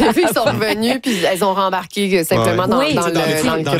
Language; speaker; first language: French; native; French